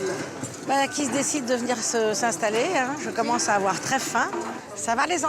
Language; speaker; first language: French; native; French